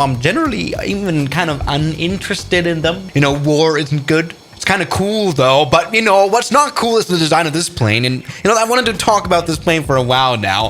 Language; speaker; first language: English; non-native, fluent; German